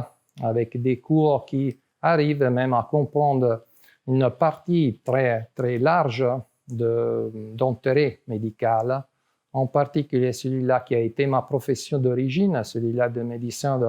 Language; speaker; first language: French; non-native, learner; Italian